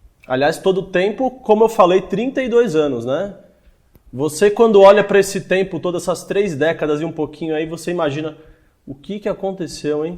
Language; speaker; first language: Portuguese; native; Portuguese